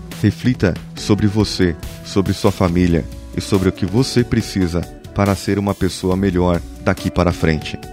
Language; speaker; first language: Portuguese; native; Portuguese